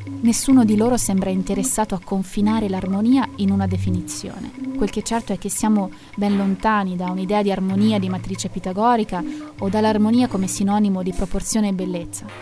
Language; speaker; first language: Italian; native; Italian